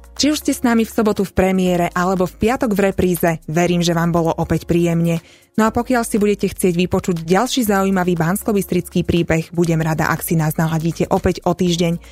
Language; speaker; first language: Slovak; native; Slovak